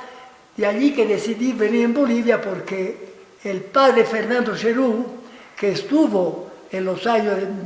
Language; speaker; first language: Spanish; non-native, fluent; Italian